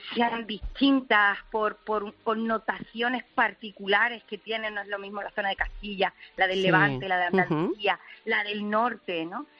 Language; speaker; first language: Spanish; native; Spanish